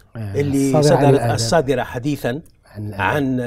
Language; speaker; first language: Arabic; native; Arabic